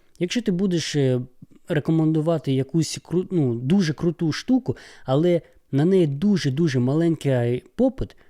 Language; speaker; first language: Ukrainian; non-native, local second language; Russian